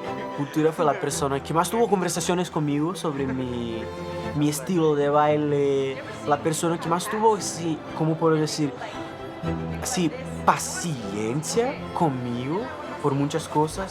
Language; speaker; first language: Spanish; non-native, fluent; Portuguese